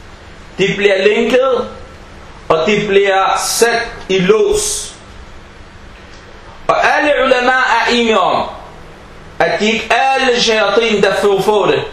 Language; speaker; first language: Danish; early bilingual, other home language; Arabic